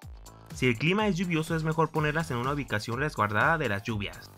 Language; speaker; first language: Spanish; native; Spanish